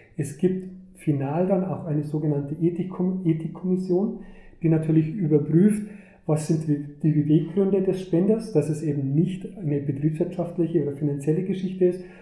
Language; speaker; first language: German; native; German